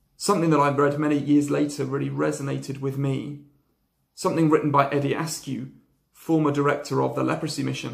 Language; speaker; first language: English; native; English